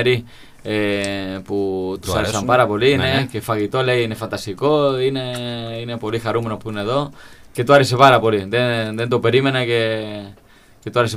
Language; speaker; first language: Greek; non-native, learner; Spanish